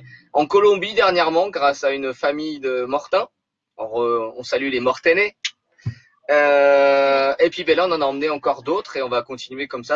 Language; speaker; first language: French; native; French